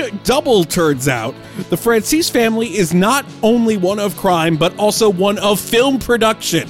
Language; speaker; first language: English; native; English